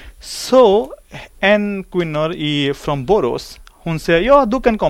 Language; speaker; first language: Swedish; non-native, learner; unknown